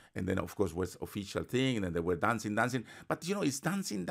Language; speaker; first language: English; non-native, fluent; Spanish